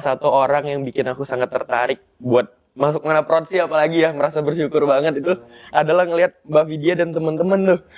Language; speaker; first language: Indonesian; native; Indonesian